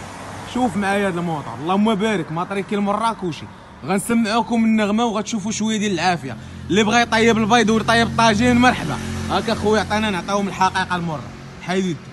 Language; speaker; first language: Arabic; native; Arabic